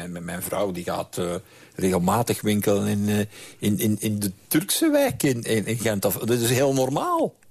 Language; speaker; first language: Dutch; native; Dutch